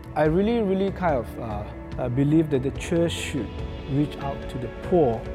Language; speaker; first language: English; non-native, fluent; Burmese